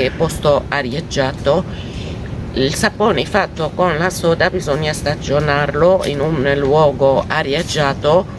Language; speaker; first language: Italian; non-native, fluent; Arabic